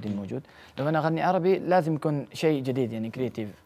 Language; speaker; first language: Arabic; non-native, local second language; Urdu